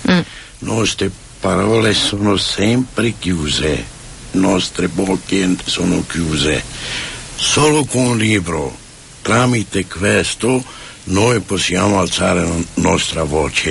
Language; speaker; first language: Italian; non-native, fluent; Romany